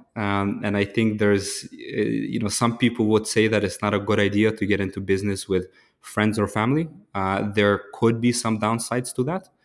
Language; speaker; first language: English; early bilingual, other home language; Ukrainian